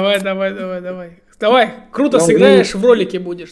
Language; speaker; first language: Russian; native; Russian